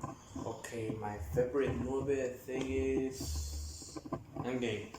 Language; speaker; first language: English; non-native, learner; Spanish